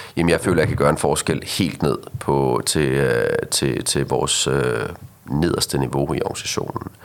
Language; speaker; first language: Danish; native; Danish